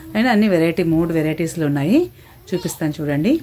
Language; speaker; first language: Telugu; non-native, local second language; Kannada